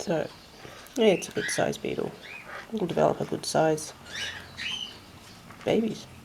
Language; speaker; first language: English; native; English